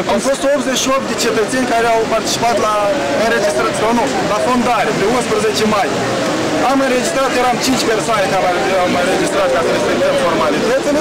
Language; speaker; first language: Romanian; native; Romanian